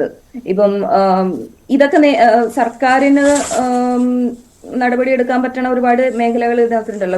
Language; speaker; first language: Malayalam; native; Malayalam